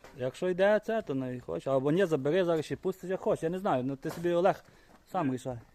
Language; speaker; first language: Ukrainian; native; Ukrainian